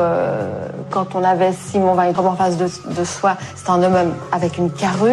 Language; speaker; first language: French; native; French